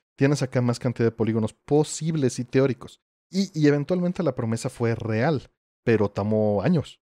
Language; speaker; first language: Spanish; native; Spanish